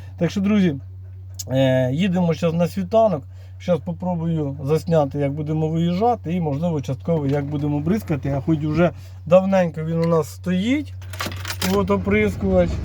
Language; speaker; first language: Ukrainian; native; Ukrainian